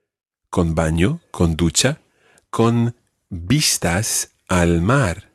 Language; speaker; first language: Spanish; non-native, fluent; English